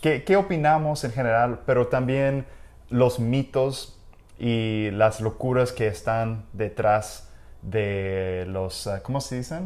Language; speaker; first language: Spanish; non-native, fluent; English